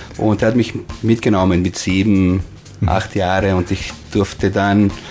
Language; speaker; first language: German; early bilingual, other home language; Spanish